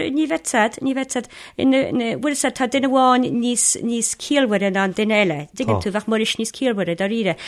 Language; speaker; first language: Irish; native; Irish